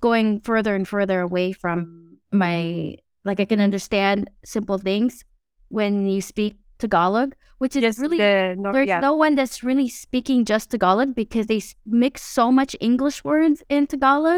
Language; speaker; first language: English; early bilingual, other home language; Filipino